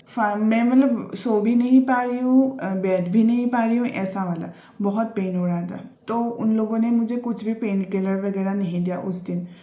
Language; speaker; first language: Hindi; non-native, local second language; Assamese